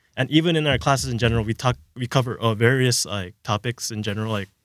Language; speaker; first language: English; early bilingual, other home language; Korean